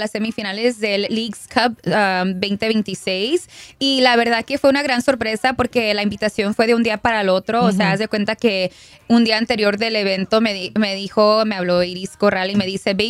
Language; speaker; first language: Spanish; early bilingual, heritage; Spanish